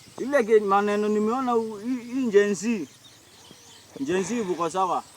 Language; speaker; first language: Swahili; native; Swahili